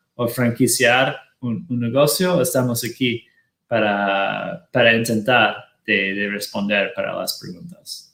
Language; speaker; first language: Spanish; non-native, fluent; Portuguese